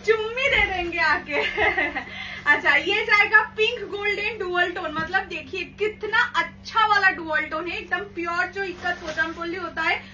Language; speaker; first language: Hindi; non-native, local second language; Bangla